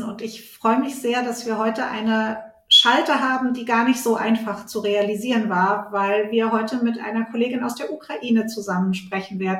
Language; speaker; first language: German; native; German